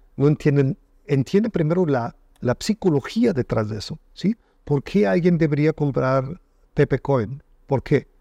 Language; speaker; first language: Spanish; non-native, fluent; German